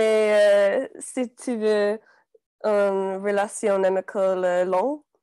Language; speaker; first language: French; non-native, learner; English